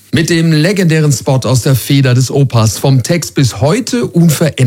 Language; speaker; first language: German; native; German